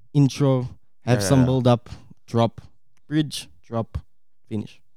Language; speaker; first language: English; native; English